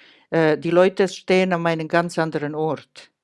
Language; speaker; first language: German; non-native, fluent; Croatian